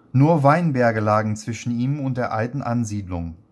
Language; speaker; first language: German; non-native, fluent; English